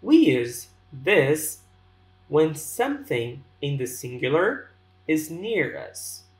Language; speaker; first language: English; non-native, fluent; Portuguese